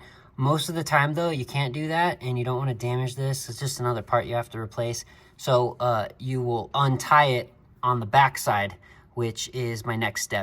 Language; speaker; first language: English; native; English